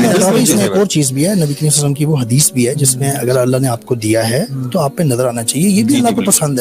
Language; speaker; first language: Urdu; native; Urdu